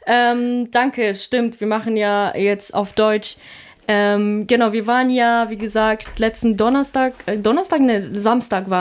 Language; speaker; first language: German; non-native, fluent; Ukrainian